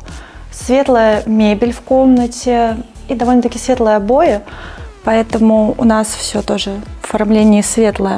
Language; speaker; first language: Russian; native; Russian